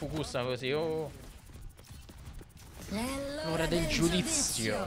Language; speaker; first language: Italian; native; Italian